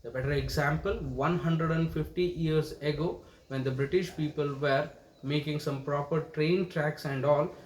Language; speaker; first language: English; non-native, local second language; Kannada